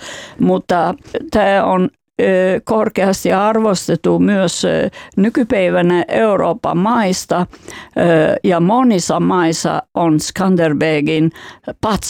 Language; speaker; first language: Finnish; non-native, fluent; Albanian